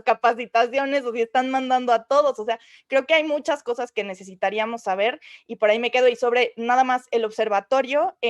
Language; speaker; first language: Spanish; native; Spanish